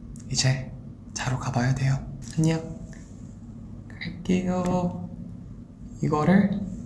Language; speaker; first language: Korean; early bilingual, heritage; Korean